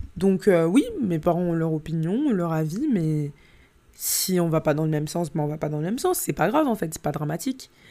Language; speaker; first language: French; native; French